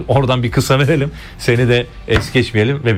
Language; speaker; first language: Turkish; native; Turkish